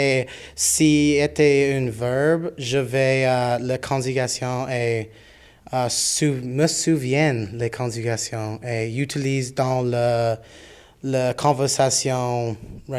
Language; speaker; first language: French; non-native, learner; English